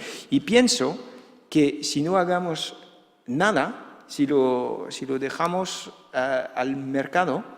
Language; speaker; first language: Spanish; non-native, fluent; Dutch